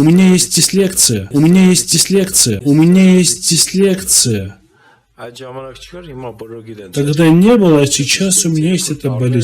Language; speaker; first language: Russian; non-native, fluent; Armenian